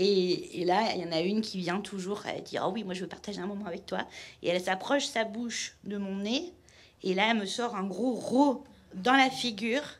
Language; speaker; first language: French; native; French